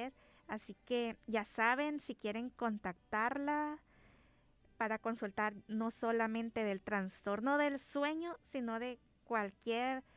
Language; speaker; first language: Spanish; native; Spanish